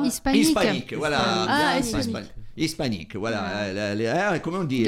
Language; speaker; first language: French; non-native, fluent; Italian